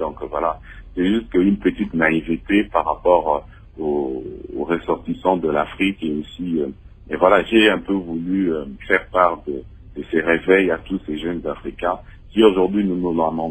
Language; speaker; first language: French; non-native, local second language; Lingala